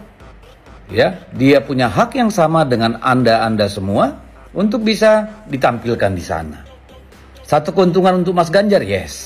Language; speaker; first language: Indonesian; native; Indonesian